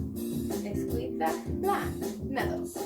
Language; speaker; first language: Welsh; non-native, local second language; English